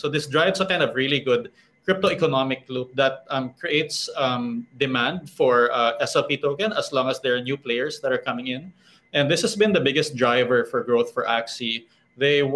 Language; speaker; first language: English; non-native, local second language; Filipino